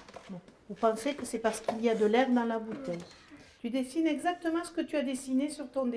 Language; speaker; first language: French; native; French